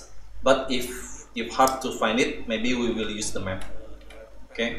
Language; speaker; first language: English; non-native, learner; Indonesian